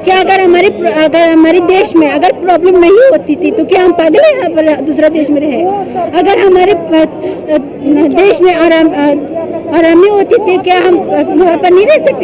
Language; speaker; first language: Hindi; non-native, learner; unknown